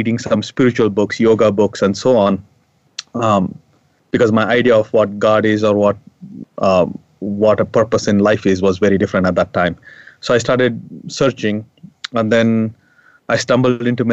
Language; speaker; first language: English; non-native, local second language; Kannada